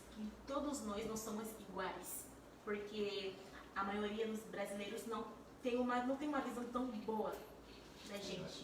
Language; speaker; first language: Portuguese; non-native, fluent; Haitian Creole